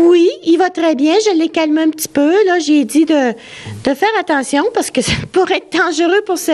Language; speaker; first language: French; native; French